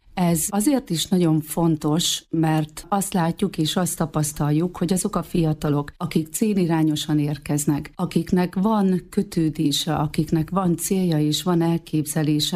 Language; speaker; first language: Hungarian; native; Hungarian